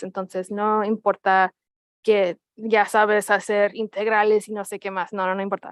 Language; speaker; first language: Spanish; early bilingual, heritage; Spanish